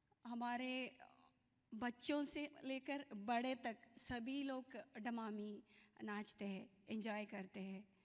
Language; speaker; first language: Hindi; non-native, local second language; Kannada